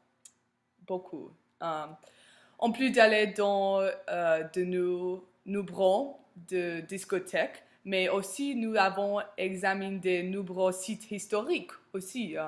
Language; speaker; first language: French; non-native, learner; English